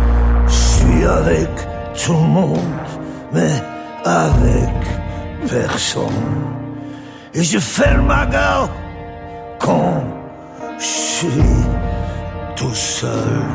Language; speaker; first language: French; non-native, local second language; Dutch